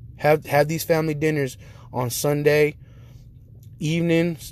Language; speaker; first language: English; native; English